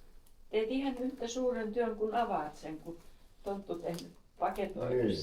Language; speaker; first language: Finnish; native; Finnish